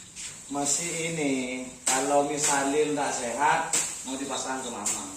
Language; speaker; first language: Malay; non-native, local second language; Madurese